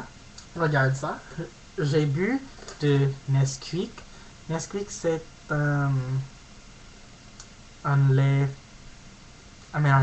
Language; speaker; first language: French; non-native, learner; English